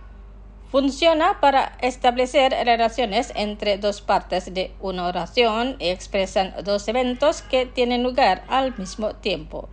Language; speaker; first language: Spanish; non-native, fluent; Indonesian